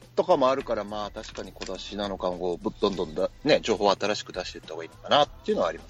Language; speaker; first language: Japanese; native; Japanese